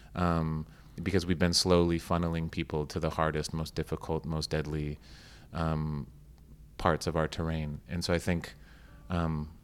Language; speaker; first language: English; native; English